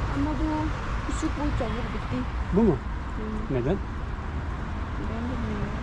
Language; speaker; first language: Turkish; non-native, learner; Lao